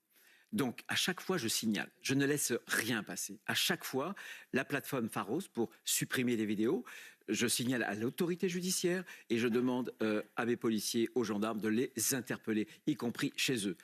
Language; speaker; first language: French; native; French